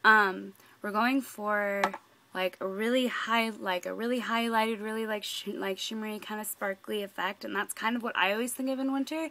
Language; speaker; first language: English; native; English